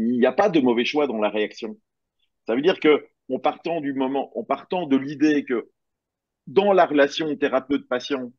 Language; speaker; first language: French; native; French